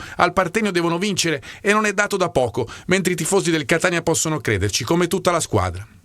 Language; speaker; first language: Italian; native; Italian